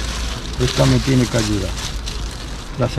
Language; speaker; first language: Spanish; native; Spanish